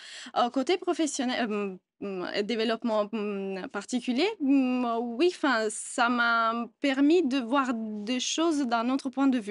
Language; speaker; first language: French; non-native, fluent; Italian